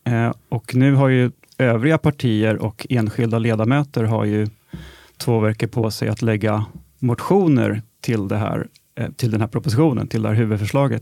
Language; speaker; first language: Swedish; native; Swedish